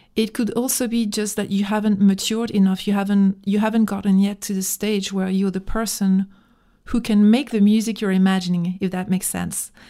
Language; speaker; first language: English; non-native, fluent; French